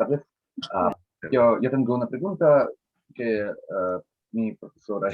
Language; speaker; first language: Spanish; non-native, learner; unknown